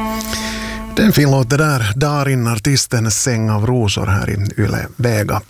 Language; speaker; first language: Swedish; native; Swedish